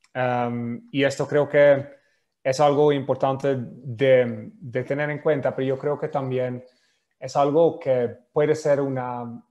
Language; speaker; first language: Spanish; non-native, fluent; Dutch